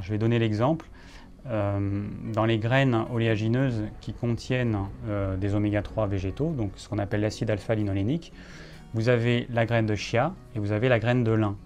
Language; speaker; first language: French; native; French